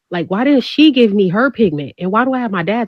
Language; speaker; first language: English; native; English